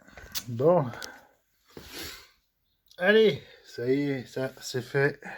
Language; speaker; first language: French; native; French